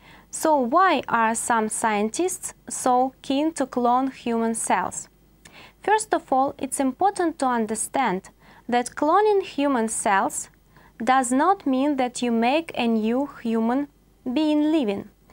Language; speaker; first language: English; non-native, fluent; Russian